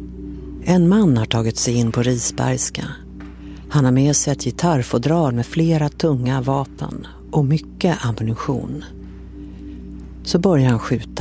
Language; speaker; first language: Swedish; native; Swedish